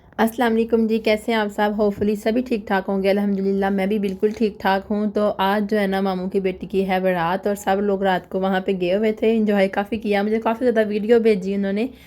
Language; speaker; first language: Urdu; non-native, local second language; Punjabi